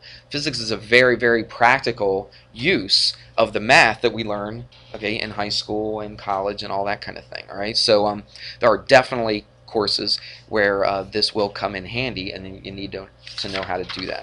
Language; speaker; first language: English; native; English